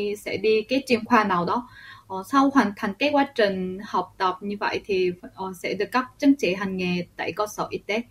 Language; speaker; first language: Vietnamese; early bilingual, other home language; Korean